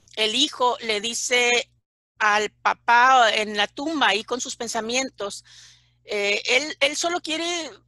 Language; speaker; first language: Spanish; native; Spanish